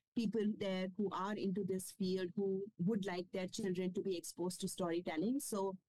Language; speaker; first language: English; non-native, local second language; Kashmiri